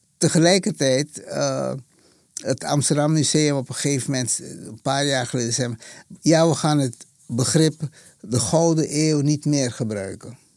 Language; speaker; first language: Dutch; native; Dutch